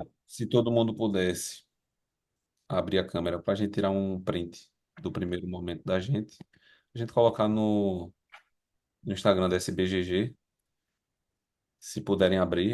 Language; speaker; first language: Portuguese; native; Portuguese